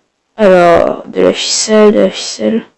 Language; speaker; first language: French; native; French